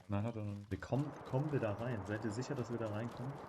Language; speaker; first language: German; native; German